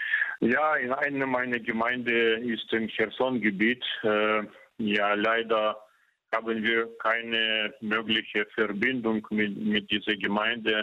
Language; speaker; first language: German; non-native, fluent; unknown